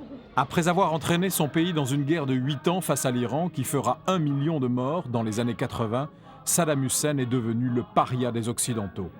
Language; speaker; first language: French; native; French